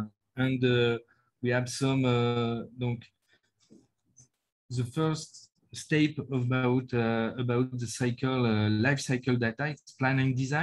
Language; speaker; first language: English; non-native, learner; French